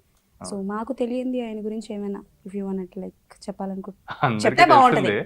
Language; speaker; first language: Telugu; native; Telugu